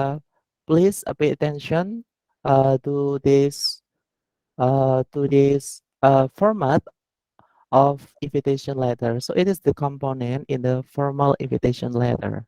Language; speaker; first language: English; non-native, learner; Indonesian